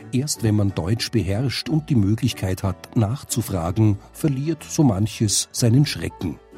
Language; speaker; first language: German; native; German